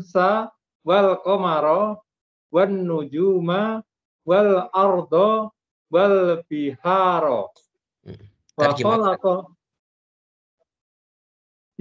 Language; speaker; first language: Arabic; non-native, learner; Indonesian